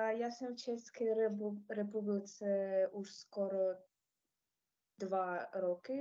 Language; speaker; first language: Czech; non-native, learner; Ukrainian